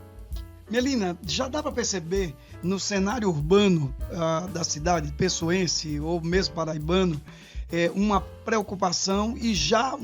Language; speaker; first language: Portuguese; native; Portuguese